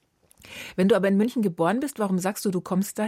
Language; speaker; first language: German; native; German